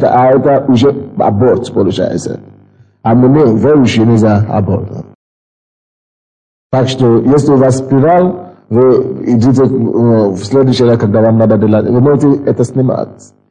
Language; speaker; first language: Russian; non-native, fluent; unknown